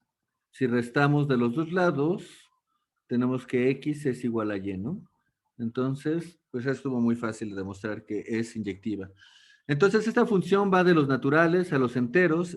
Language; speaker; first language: Spanish; native; Spanish